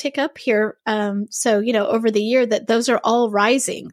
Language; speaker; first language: English; native; English